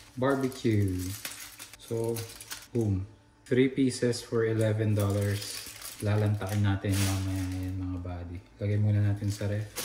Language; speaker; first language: Filipino; native; Filipino